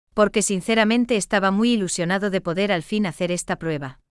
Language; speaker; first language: Spanish; non-native, fluent; German